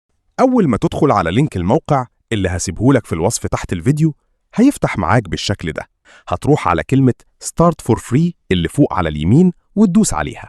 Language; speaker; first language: Arabic; native; Arabic